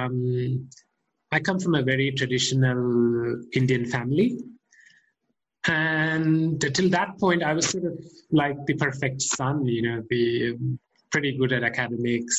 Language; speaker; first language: English; non-native, local second language; Malayalam